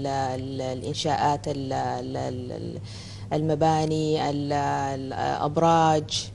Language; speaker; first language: Arabic; native; Arabic